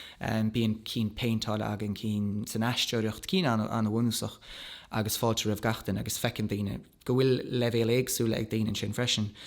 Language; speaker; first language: Irish; non-native, local second language; English